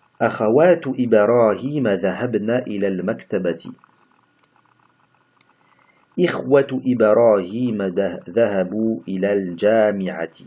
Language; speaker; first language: Arabic; non-native, fluent; French